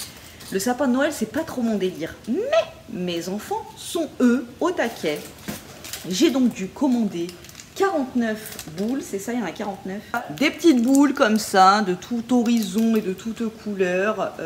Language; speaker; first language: French; native; French